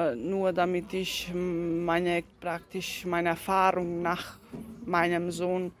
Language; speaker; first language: German; non-native, fluent; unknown